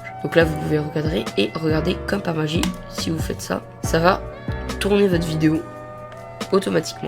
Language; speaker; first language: French; native; French